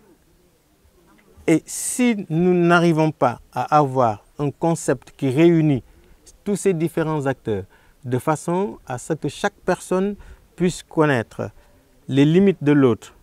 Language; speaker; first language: French; non-native, local second language; Wolof